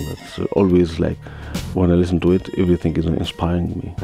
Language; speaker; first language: English; non-native, learner; Arabic